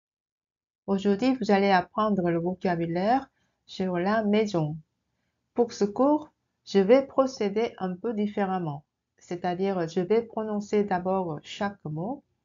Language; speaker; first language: French; non-native, fluent; Korean